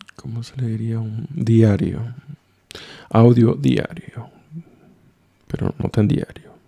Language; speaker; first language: Spanish; native; Spanish